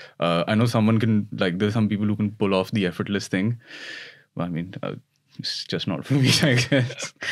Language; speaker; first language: English; non-native, local second language; Urdu